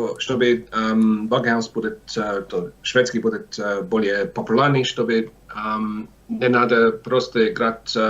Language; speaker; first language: Russian; non-native, learner; English